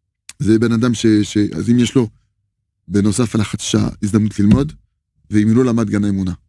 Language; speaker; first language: Hebrew; non-native, fluent; French